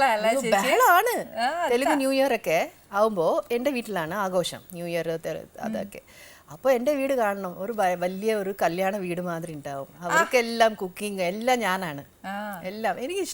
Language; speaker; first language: Malayalam; non-native, fluent; Telugu